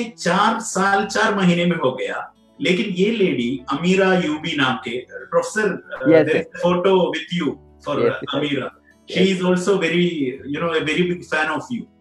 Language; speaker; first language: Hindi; non-native, local second language; Malayalam